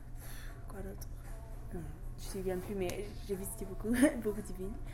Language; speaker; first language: French; non-native, learner; English